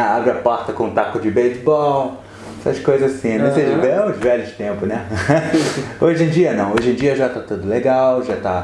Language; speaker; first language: Portuguese; early bilingual, other home language; English